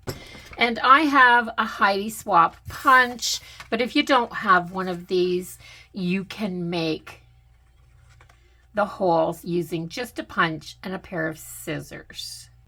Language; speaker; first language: English; native; English